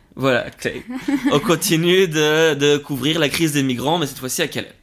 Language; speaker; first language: French; native; French